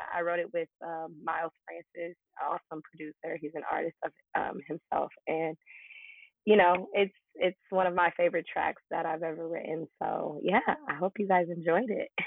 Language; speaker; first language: English; native; English